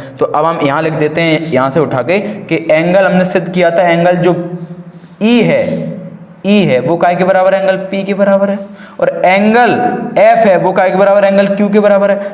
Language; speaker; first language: Hindi; native; Hindi